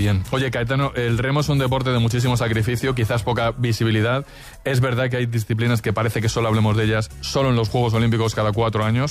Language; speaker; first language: Spanish; native; Spanish